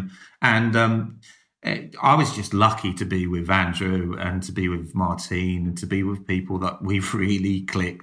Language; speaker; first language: English; native; English